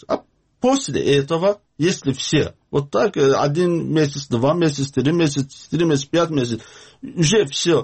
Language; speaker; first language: Russian; non-native, learner; Azerbaijani